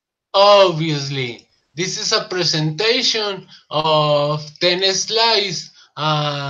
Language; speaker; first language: English; non-native, learner; Spanish